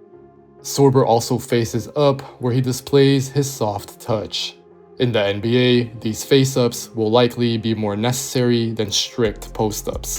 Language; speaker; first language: English; native; English